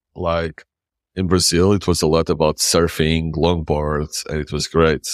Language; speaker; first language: English; non-native, fluent; Portuguese